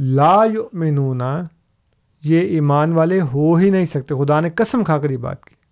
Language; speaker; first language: Urdu; non-native, local second language; Punjabi